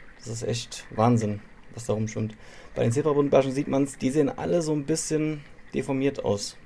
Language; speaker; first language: German; native; German